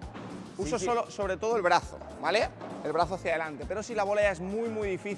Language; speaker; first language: Spanish; native; Spanish